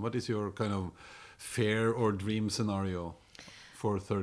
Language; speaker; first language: English; non-native, fluent; Norwegian